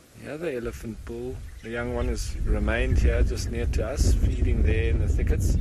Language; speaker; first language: English; native; English